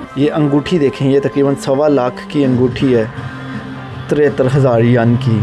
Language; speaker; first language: Urdu; native; Urdu